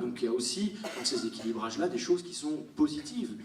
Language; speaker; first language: French; native; French